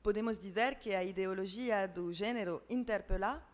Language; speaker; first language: Portuguese; non-native, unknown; French